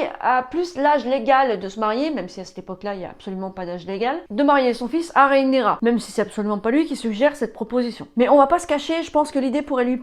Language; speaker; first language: French; native; French